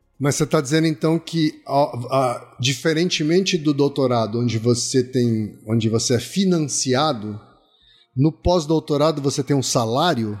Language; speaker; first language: Portuguese; native; Portuguese